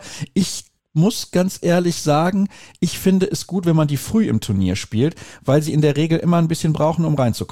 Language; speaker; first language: German; native; German